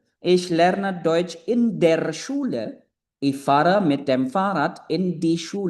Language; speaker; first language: German; non-native, fluent; Indonesian